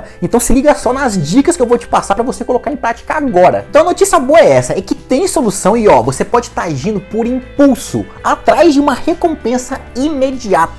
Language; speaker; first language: Portuguese; native; Portuguese